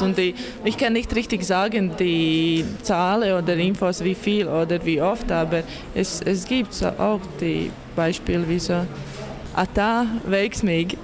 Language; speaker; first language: German; non-native, learner; Latvian